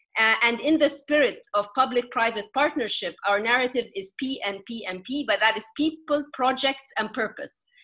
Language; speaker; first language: English; non-native, fluent; Arabic